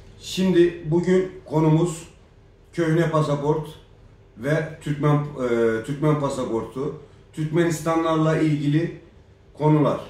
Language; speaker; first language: Turkish; native; Turkish